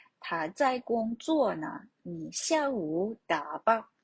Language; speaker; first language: Chinese; non-native, fluent; Ukrainian